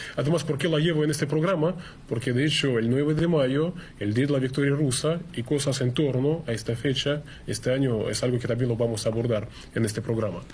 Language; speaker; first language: Spanish; non-native, fluent; Russian